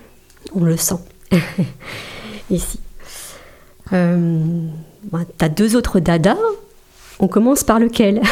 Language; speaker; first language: French; native; French